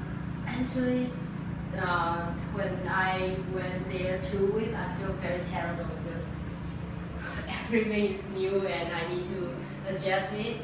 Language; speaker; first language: English; non-native, learner; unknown